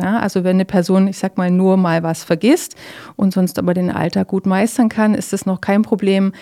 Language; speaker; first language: German; native; German